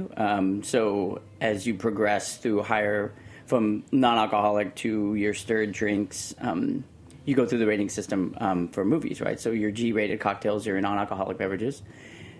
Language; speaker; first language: English; native; English